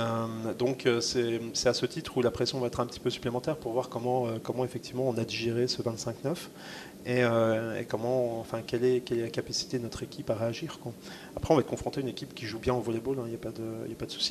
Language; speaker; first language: French; native; French